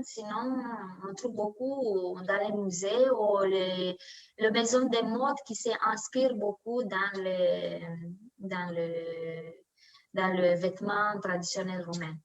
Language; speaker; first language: French; non-native, learner; Romanian